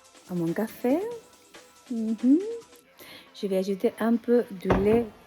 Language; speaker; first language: French; non-native, fluent; Spanish